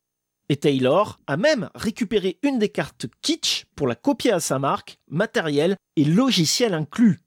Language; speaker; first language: French; native; French